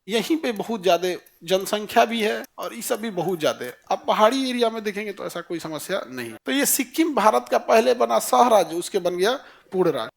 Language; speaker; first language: Hindi; native; Hindi